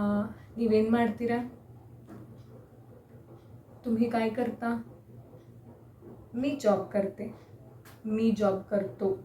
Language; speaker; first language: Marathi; non-native, local second language; Kannada